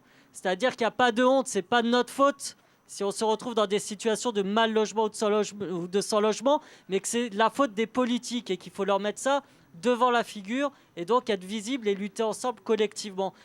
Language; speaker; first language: French; native; French